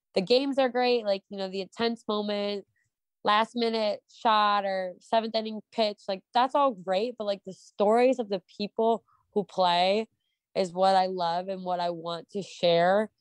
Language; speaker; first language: English; native; English